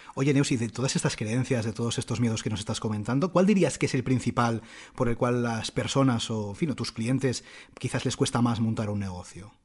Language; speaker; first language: Spanish; native; Spanish